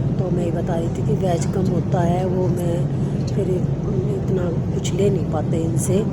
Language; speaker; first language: Hindi; native; Hindi